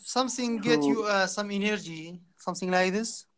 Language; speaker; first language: English; non-native, fluent; Kurdish